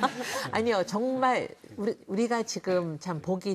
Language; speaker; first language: Korean; native; Korean